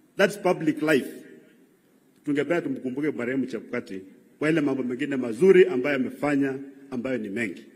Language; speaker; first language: Swahili; non-native, local second language; Luyia